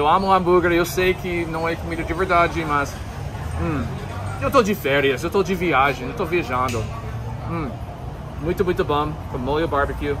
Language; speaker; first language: Portuguese; non-native, learner; English